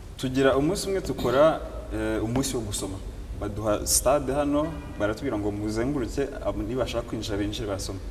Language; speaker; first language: Kinyarwanda; early bilingual, heritage; Kinyarwanda